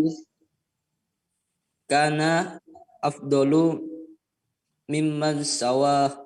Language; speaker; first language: Arabic; non-native, learner; Indonesian